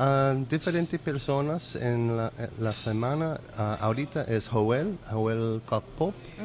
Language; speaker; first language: Spanish; non-native, learner; English